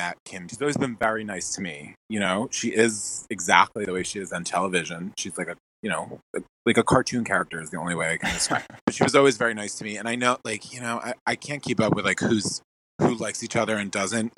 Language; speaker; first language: English; native; English